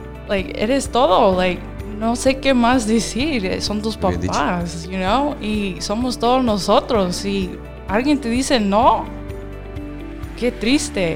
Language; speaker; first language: Spanish; early bilingual, heritage; Spanish